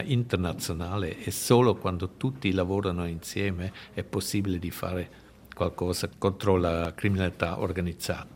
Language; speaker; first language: Italian; non-native, local second language; German